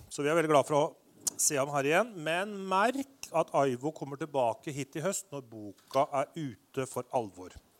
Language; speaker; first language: Norwegian; native; Norwegian